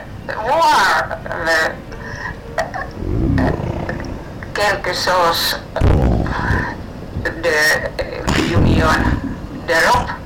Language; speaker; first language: French; non-native, learner; Finnish